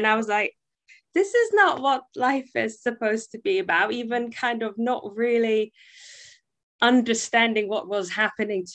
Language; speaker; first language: English; non-native, fluent; Czech